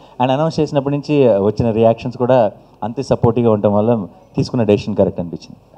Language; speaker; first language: Telugu; native; Telugu